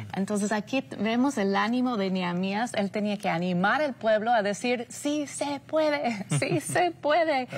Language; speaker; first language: Spanish; non-native, fluent; English